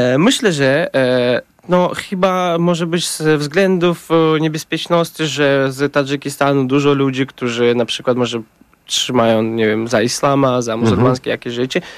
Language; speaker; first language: Polish; non-native, learner; Tajik